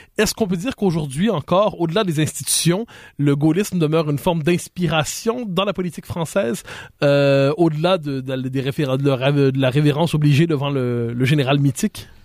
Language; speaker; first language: French; native; French